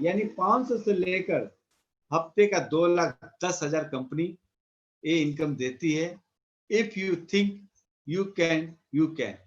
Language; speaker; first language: Hindi; native; Hindi